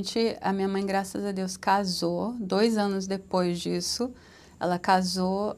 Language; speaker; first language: Portuguese; early bilingual, other home language; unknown